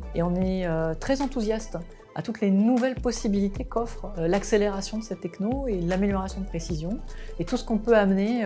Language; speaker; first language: French; native; French